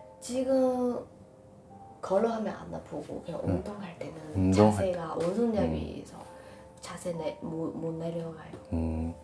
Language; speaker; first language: Korean; non-native, learner; Chinese